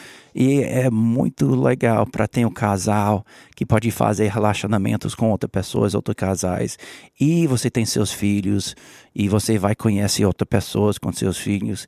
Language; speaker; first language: Portuguese; non-native, learner; English